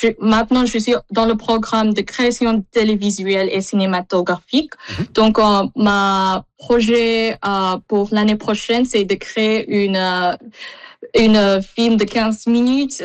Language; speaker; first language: French; non-native, fluent; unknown